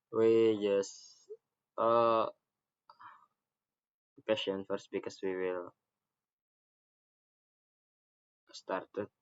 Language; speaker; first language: English; non-native, learner; Indonesian